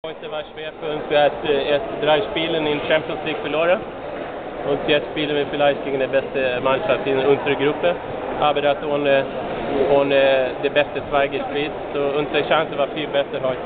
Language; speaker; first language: German; non-native, learner; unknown